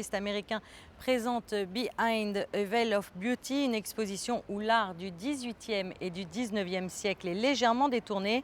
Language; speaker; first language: French; native; French